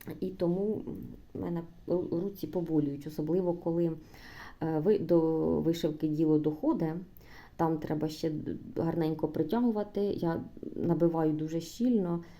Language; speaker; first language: Ukrainian; non-native, local second language; Russian